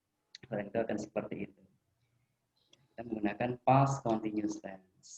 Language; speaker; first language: Indonesian; native; Indonesian